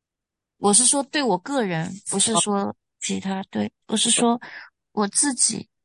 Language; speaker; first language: Chinese; native; Chinese